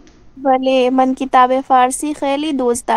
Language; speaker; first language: Persian; non-native, learner; Urdu